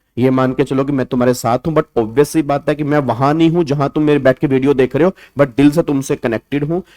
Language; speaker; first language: Hindi; native; Hindi